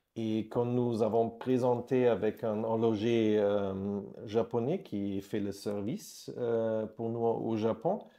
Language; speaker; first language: French; non-native, fluent; German